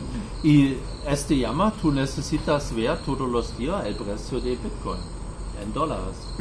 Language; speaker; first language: Spanish; non-native, learner; German